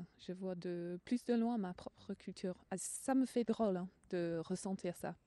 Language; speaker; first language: French; non-native, fluent; English